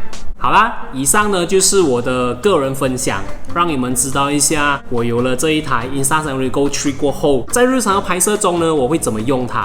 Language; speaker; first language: Chinese; native; Chinese